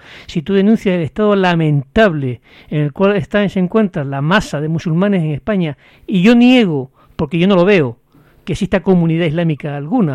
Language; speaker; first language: Spanish; native; Spanish